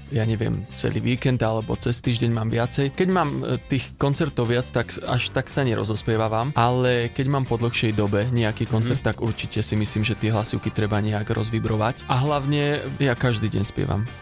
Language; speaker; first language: Slovak; native; Slovak